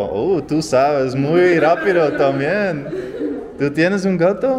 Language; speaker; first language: Spanish; non-native, learner; Dutch